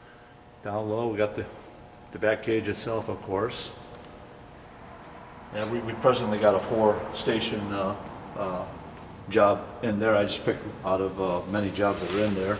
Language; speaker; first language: English; native; English